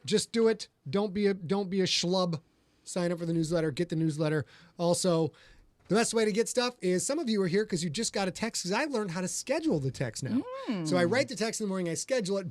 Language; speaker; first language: English; native; English